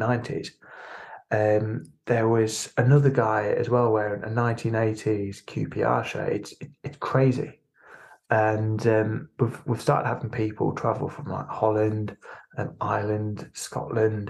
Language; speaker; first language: English; native; English